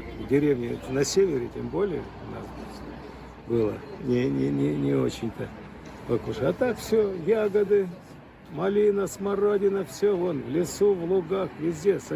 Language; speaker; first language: Russian; native; Russian